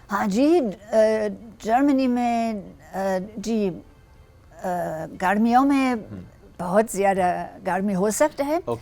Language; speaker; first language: Hindi; non-native, learner; German